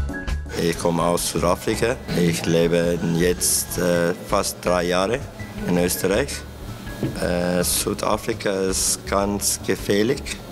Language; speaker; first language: German; non-native, learner; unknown